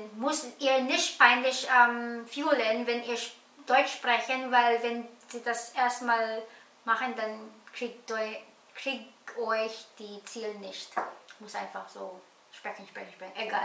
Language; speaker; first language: German; non-native, learner; Filipino